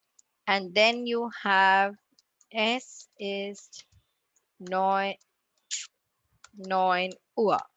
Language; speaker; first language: German; non-native, learner; Tamil